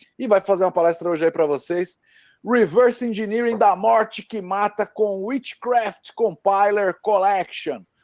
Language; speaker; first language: Portuguese; native; Portuguese